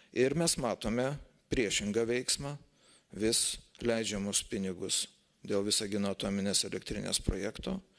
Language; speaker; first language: Lithuanian; native; Lithuanian